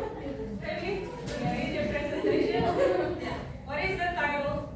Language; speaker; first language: English; non-native, fluent; Indonesian